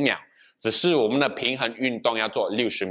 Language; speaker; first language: Chinese; non-native, local second language; English